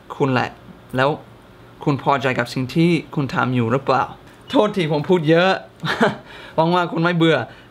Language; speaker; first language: Thai; non-native, fluent; English